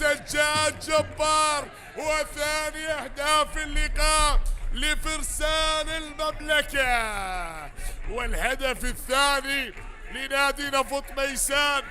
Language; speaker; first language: Arabic; native; Arabic